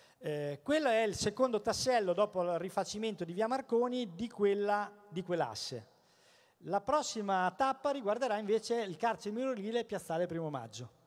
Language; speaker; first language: Italian; native; Italian